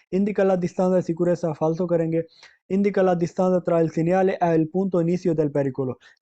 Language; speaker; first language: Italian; non-native, fluent; Urdu